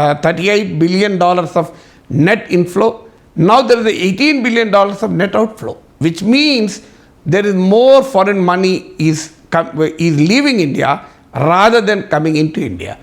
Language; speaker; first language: English; non-native, local second language; Telugu